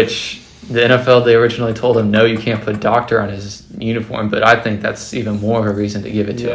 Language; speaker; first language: English; native; English